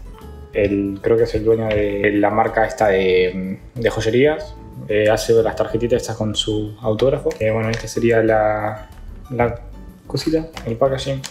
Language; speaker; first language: Spanish; native; Spanish